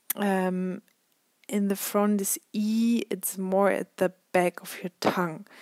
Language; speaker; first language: English; non-native, fluent; German